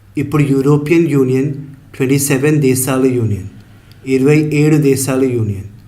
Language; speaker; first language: Telugu; early bilingual, heritage; Telugu